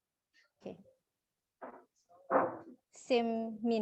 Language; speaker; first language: English; non-native, learner; Indonesian